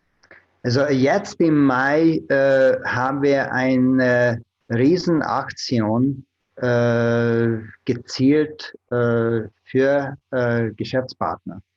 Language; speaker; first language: German; non-native, fluent; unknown